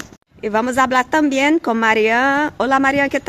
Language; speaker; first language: Spanish; non-native, learner; Portuguese